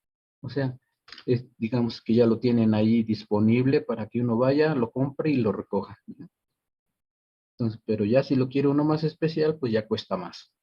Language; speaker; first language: Spanish; native; Spanish